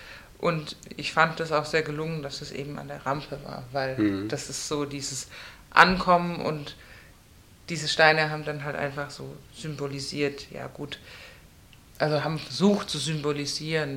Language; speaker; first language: German; native; German